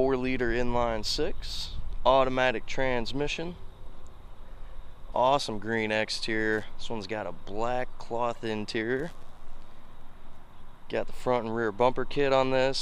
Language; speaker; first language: English; native; English